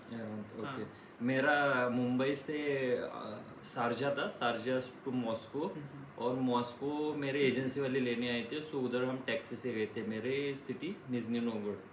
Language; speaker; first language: Hindi; non-native, local second language; Marathi